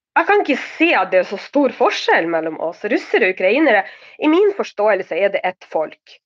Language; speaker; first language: Norwegian; non-native, fluent; Russian